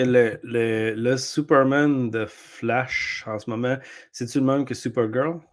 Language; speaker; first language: French; native; French